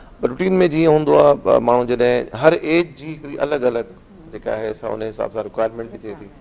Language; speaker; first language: Sindhi; native; Sindhi